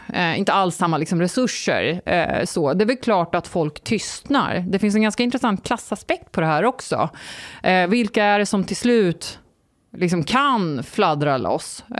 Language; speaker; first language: Swedish; early bilingual, other home language; Turkish